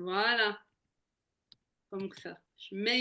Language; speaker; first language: French; non-native, fluent; Hebrew